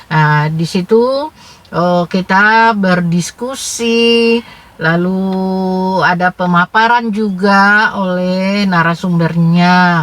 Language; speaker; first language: Indonesian; native; Indonesian